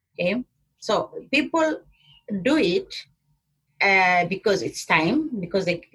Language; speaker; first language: English; non-native, local second language; Somali